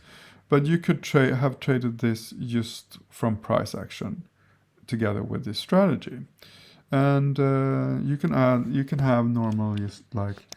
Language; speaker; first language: English; non-native, fluent; Swedish